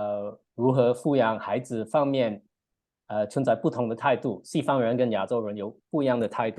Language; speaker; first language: Chinese; early bilingual, heritage; English